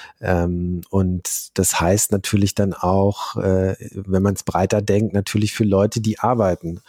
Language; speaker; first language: German; native; German